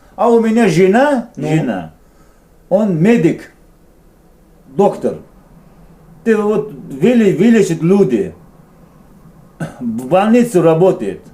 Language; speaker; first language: Russian; non-native, local second language; Uzbek